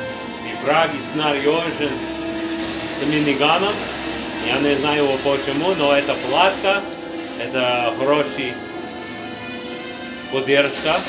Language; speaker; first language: Russian; non-native, learner; English